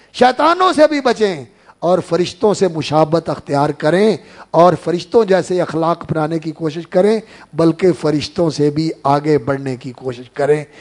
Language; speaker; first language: Urdu; non-native, local second language; Punjabi